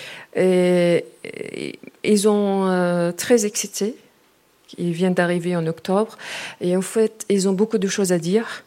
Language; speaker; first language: French; non-native, fluent; Arabic